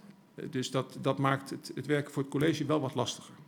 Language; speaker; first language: Dutch; native; Dutch